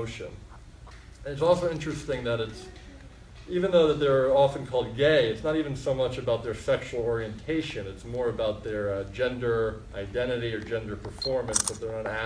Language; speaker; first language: English; native; English